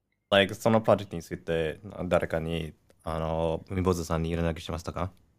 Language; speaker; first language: Japanese; non-native, learner; English